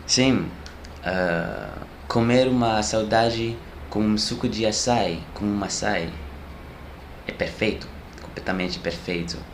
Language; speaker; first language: Portuguese; non-native, learner; French